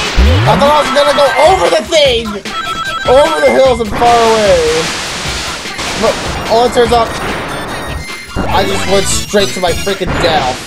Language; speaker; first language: English; native; English